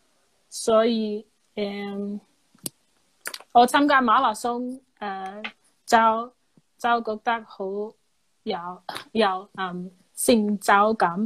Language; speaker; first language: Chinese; non-native, fluent; English